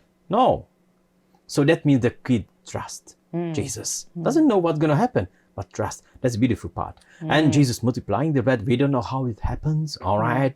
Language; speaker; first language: English; non-native, fluent; Hungarian